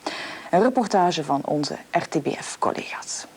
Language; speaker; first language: Dutch; native; Dutch